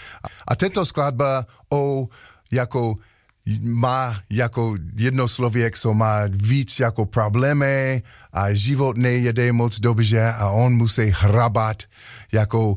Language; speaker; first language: Czech; non-native, learner; English